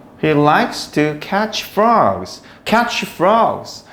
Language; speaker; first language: English; non-native, fluent; Korean